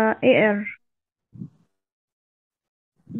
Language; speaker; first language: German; non-native, learner; Arabic